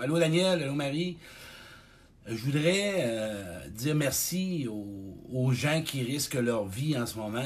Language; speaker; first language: French; native; French